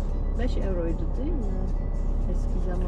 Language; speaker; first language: Turkish; non-native, fluent; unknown